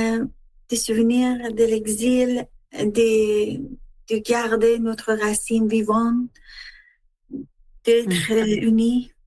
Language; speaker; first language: French; non-native, learner; Persian